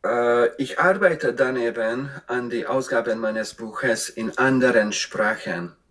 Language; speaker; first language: German; non-native, fluent; Hungarian